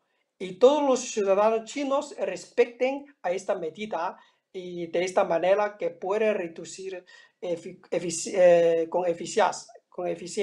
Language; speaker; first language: Spanish; non-native, fluent; Chinese